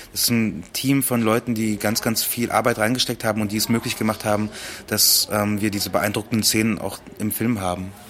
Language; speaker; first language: German; early bilingual, other home language; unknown